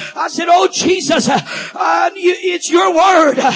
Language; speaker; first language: English; non-native, fluent; Portuguese